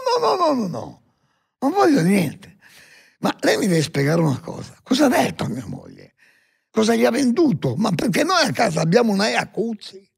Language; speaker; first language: Italian; native; Italian